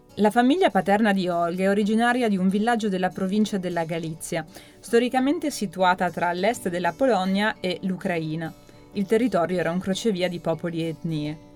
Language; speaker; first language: Italian; native; Italian